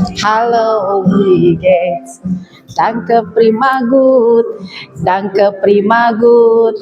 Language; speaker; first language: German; non-native, learner; Indonesian